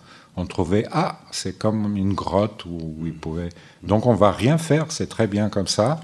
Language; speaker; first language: French; non-native, fluent; Portuguese